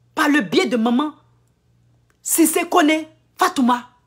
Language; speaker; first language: French; non-native, local second language; Akan